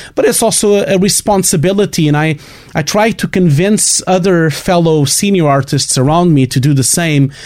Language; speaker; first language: English; non-native, fluent; Portuguese